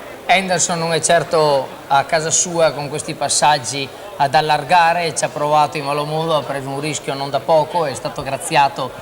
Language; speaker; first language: Italian; native; Italian